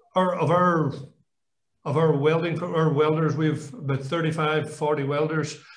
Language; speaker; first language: English; native; English